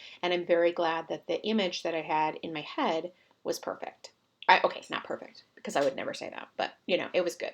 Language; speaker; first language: English; native; English